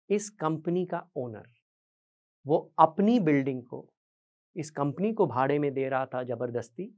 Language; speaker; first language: Hindi; native; Hindi